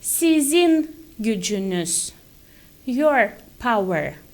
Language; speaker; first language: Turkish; non-native, fluent; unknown